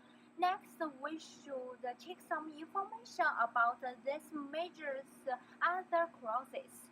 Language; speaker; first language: English; non-native, learner; Chinese